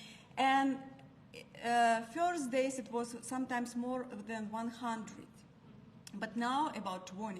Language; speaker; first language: English; non-native, learner; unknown